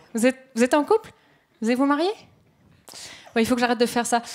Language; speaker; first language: French; native; French